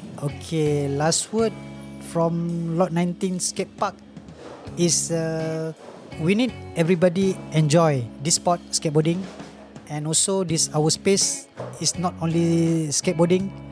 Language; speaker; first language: English; non-native, local second language; Malay